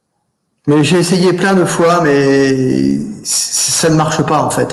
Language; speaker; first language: French; native; French